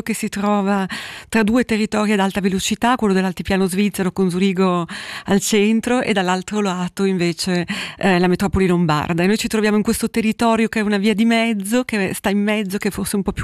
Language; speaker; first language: Italian; native; Italian